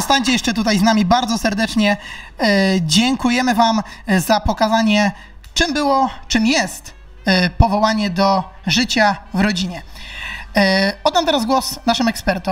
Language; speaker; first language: Polish; native; Polish